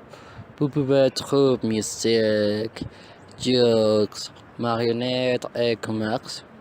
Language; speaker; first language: French; non-native, learner; Spanish